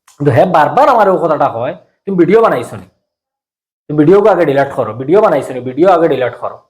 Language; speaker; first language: Bangla; native; Bangla